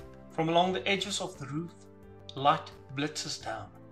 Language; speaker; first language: English; non-native, local second language; Afrikaans